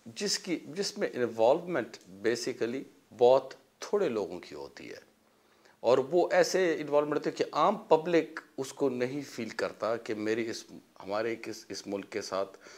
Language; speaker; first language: Urdu; non-native, local second language; Pashto